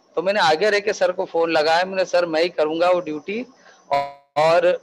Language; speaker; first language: Hindi; native; Hindi